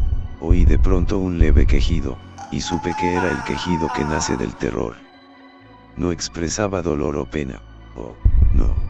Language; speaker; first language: Spanish; native; Spanish